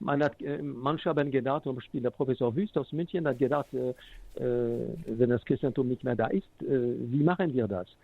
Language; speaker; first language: German; non-native, fluent; French